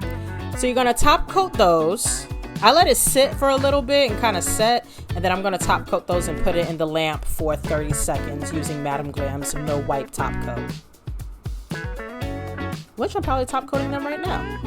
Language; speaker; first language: English; native; English